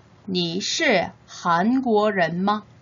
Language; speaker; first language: Chinese; non-native, fluent; Korean